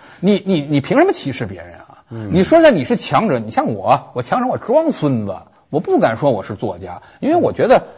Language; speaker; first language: Chinese; native; Chinese